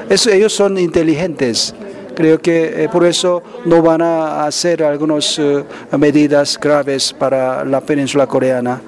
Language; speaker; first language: Spanish; non-native, learner; Korean